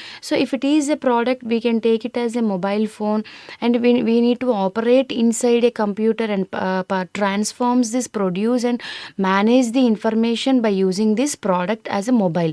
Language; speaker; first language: English; non-native, local second language; Telugu